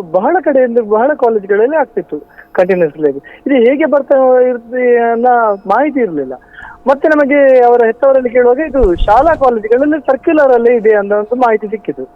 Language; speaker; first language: Kannada; non-native, local second language; Tulu